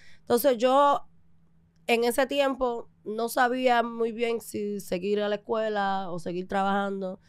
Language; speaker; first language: Spanish; early bilingual, other home language; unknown